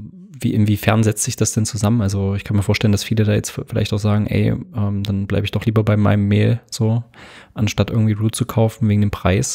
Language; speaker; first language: German; native; German